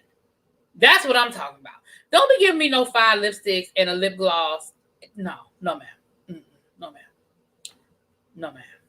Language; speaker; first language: English; native; English